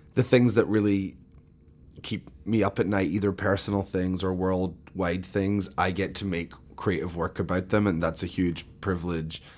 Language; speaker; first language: English; native; English